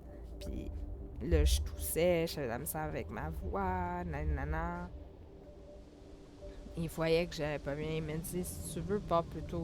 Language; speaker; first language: French; native; French